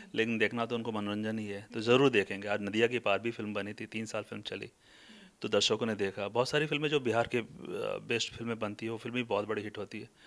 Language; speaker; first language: Hindi; non-native, local second language; Bhojpuri